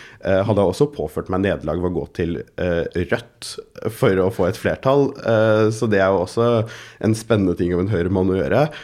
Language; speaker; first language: Norwegian; early bilingual, other home language; Urdu